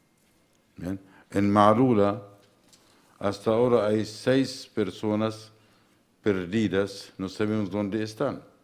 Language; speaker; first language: Spanish; non-native, fluent; Arabic